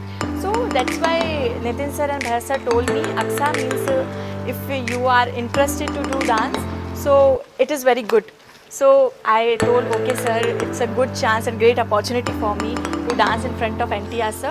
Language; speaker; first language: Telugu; non-native, local second language; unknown